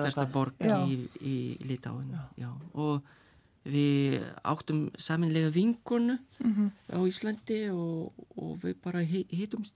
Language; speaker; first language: Icelandic; non-native, learner; Lithuanian